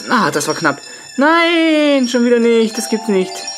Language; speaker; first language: German; native; German